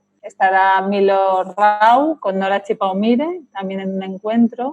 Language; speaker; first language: Spanish; native; Spanish